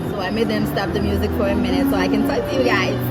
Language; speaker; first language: English; early bilingual, heritage; Haitian Creole